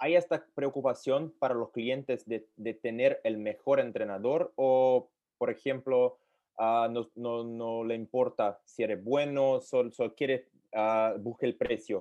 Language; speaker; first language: Spanish; non-native, learner; Portuguese